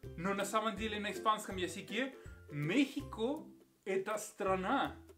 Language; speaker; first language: Russian; non-native, fluent; Spanish